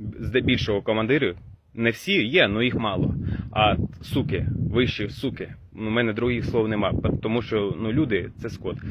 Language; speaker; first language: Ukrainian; non-native, local second language; Russian